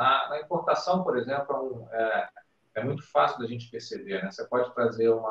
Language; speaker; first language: Portuguese; native; Portuguese